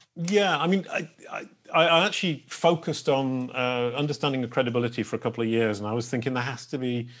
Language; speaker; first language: English; native; English